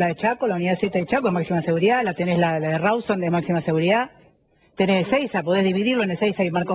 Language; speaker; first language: Spanish; native; Spanish